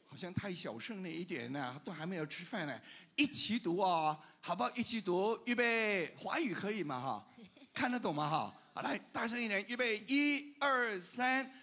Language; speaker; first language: Chinese; non-native, local second language; Cantonese